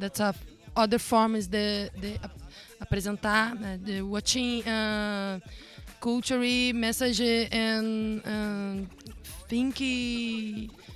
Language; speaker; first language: English; non-native, learner; Portuguese